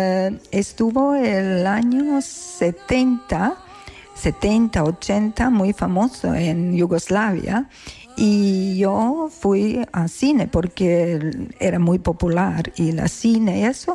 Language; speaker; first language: Spanish; non-native, learner; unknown